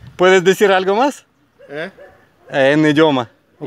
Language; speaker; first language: Spanish; non-native, learner; Russian